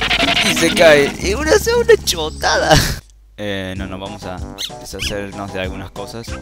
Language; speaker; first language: Spanish; native; Spanish